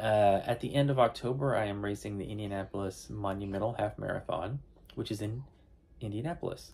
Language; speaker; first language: English; native; English